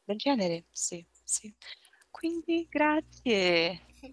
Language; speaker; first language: Italian; non-native, learner; Portuguese